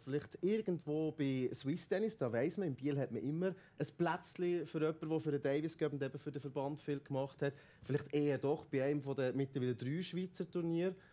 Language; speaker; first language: German; native; German